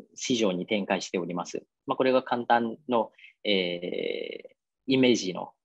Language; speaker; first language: Japanese; non-native, fluent; Vietnamese